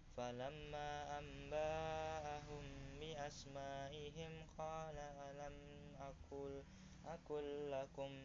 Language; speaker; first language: Arabic; non-native, learner; Indonesian